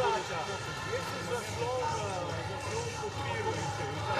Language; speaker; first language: Russian; non-native, learner; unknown